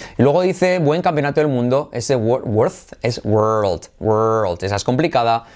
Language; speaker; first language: Spanish; native; Spanish